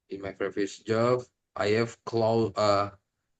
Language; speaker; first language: English; non-native, learner; Indonesian